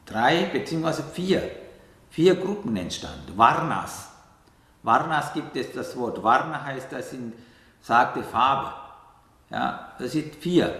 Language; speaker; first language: German; non-native, fluent; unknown